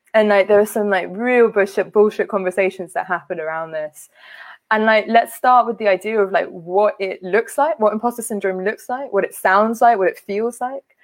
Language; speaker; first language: English; native; English